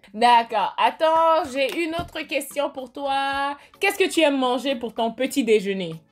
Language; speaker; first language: French; non-native, fluent; English